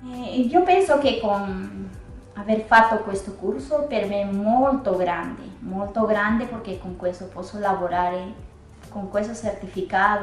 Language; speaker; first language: Italian; non-native, learner; Spanish